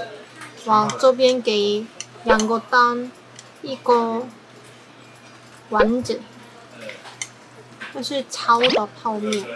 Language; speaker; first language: Chinese; non-native, learner; Korean